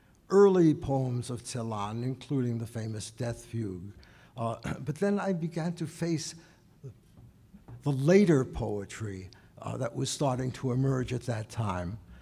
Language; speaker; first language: English; native; English